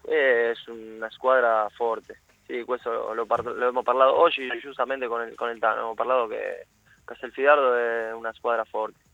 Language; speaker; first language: Italian; non-native, learner; Spanish